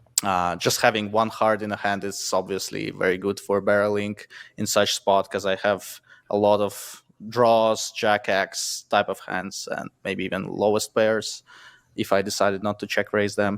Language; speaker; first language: English; non-native, fluent; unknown